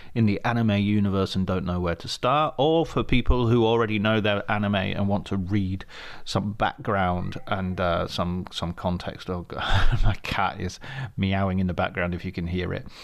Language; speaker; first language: English; native; English